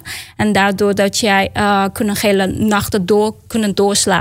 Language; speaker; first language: Dutch; non-native, learner; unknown